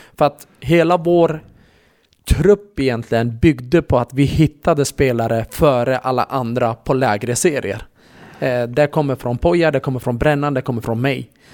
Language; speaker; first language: Swedish; early bilingual, other home language; Kurdish